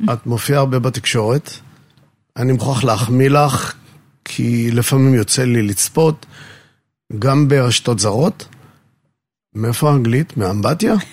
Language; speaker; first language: Hebrew; native; Hebrew